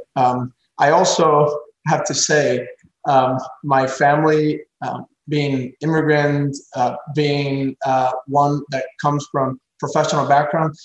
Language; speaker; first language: English; early bilingual, other home language; Spanish